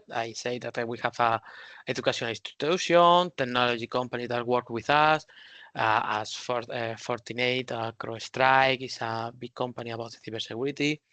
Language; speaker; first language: English; non-native, learner; Spanish